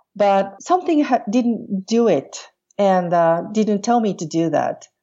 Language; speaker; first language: English; non-native, fluent; Portuguese